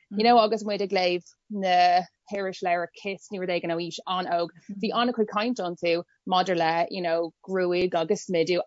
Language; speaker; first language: Irish; non-native, local second language; English